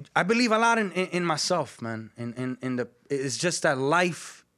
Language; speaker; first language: English; early bilingual, other home language; Spanish